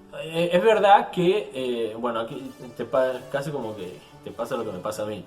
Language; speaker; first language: Spanish; native; Spanish